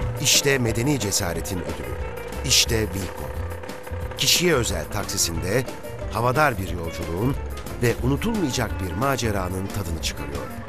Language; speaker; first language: Turkish; native; Turkish